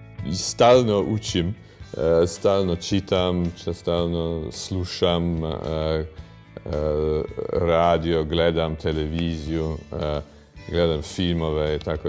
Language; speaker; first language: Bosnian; non-native, fluent; English